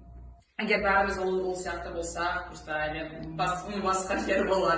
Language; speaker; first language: Kazakh; non-native, learner; Russian